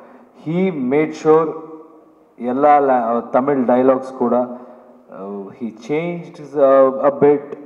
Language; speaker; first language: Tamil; non-native, learner; Kannada